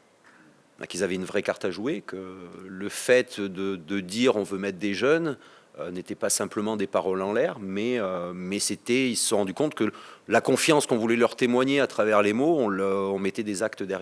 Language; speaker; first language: French; native; French